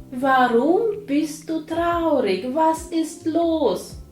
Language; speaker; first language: German; non-native, fluent; Ukrainian